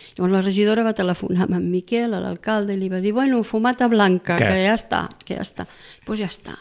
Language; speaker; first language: Catalan; native; Catalan